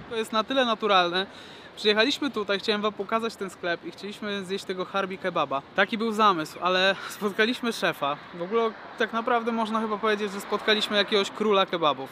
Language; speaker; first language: Polish; native; Polish